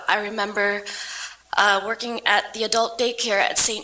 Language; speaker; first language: English; native; English